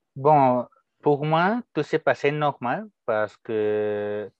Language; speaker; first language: French; non-native, fluent; Spanish